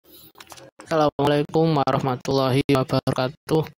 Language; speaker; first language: Indonesian; native; Indonesian